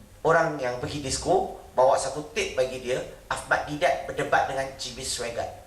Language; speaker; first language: Malay; non-native, local second language; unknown